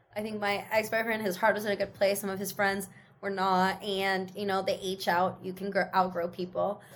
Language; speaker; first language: English; early bilingual, other home language; Spanish